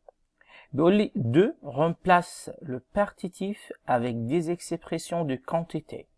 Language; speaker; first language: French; non-native, fluent; Arabic